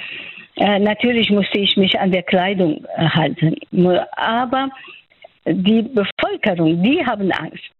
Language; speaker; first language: German; non-native, fluent; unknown